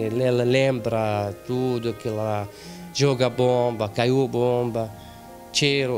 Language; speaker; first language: Portuguese; non-native, learner; Arabic